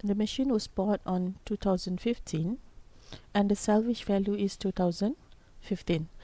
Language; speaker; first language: English; non-native, local second language; Malay